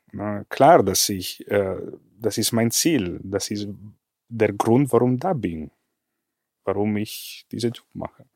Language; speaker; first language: German; non-native, fluent; Italian